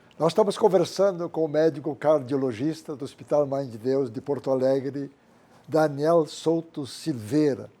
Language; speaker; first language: Portuguese; native; Portuguese